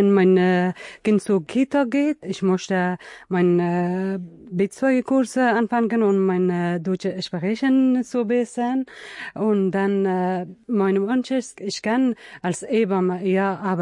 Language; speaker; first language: German; non-native, learner; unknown